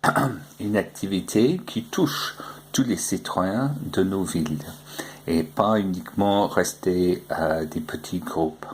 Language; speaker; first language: French; non-native, fluent; English